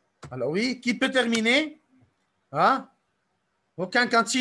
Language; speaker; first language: French; non-native, local second language; Arabic